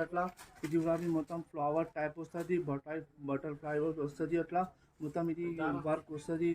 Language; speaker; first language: Telugu; non-native, local second language; Hindi